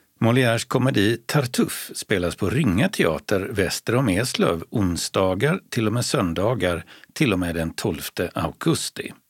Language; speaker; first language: Swedish; native; Swedish